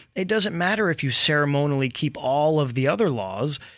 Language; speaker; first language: English; native; English